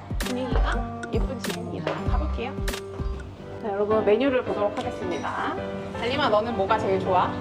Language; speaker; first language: Korean; native; Korean